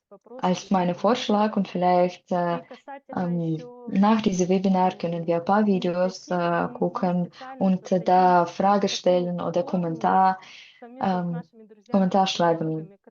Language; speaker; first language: German; non-native, learner; Russian